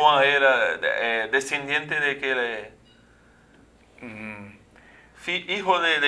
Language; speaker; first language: Spanish; non-native, learner; Portuguese